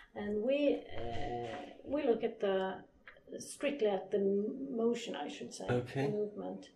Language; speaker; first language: English; non-native, fluent; Polish